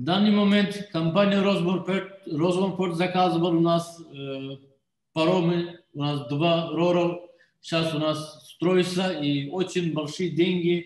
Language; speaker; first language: Russian; non-native, learner; Turkish